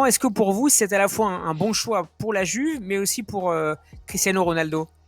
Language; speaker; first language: French; native; French